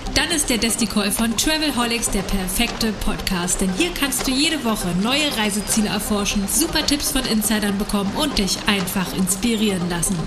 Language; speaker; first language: German; native; German